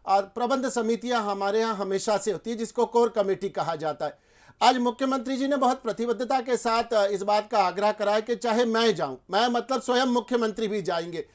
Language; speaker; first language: Hindi; native; Hindi